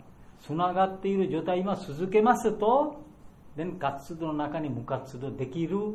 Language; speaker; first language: Japanese; non-native, learner; Bangla